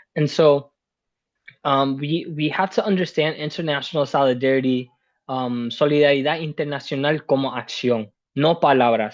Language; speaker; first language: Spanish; early bilingual, heritage; Spanish